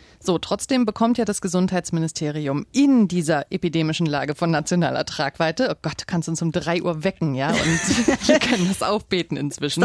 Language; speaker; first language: German; native; German